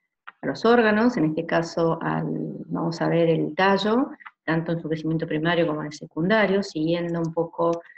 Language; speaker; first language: Spanish; native; Spanish